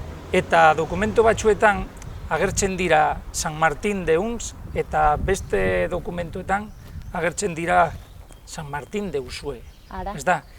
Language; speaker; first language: Basque; non-native, local second language; Spanish